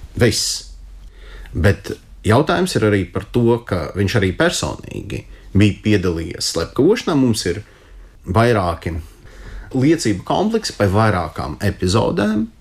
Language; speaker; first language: Latvian; non-native, local second language; Russian